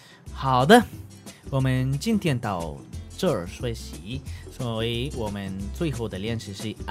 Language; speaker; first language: Chinese; non-native, learner; Spanish